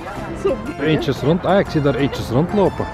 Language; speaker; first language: Dutch; native; Dutch